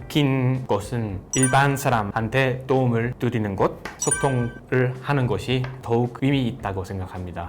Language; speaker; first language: Korean; non-native, fluent; English